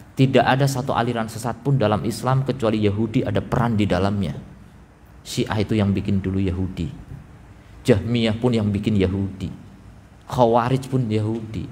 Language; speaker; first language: Indonesian; native; Indonesian